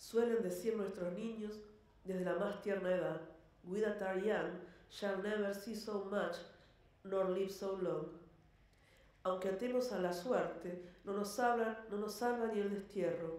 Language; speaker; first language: Spanish; native; Spanish